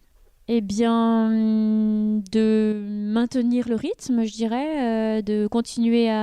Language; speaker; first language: French; native; French